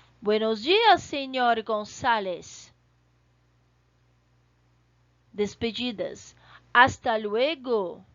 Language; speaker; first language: Spanish; non-native, fluent; Portuguese